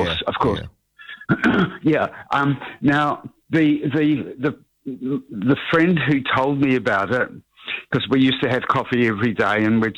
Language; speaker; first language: English; native; English